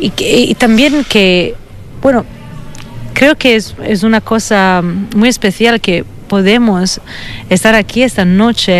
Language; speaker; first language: Spanish; non-native, fluent; Italian